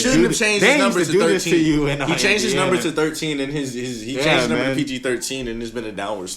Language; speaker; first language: English; native; English